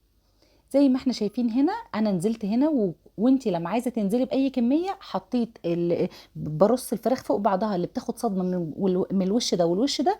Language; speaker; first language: Arabic; native; Arabic